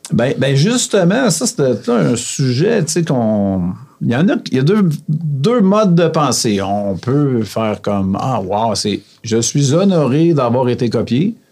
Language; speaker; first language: French; native; French